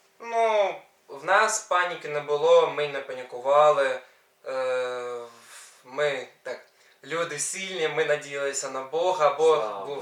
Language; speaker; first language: Ukrainian; non-native, local second language; Russian